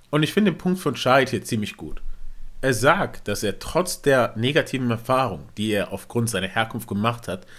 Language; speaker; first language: German; native; German